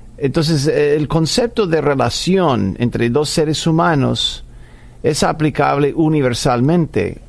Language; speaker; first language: Spanish; non-native, fluent; English